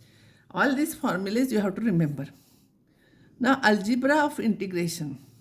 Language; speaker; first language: English; non-native, local second language; Marathi